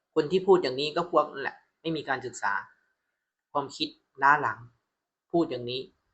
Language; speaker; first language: Thai; native; Thai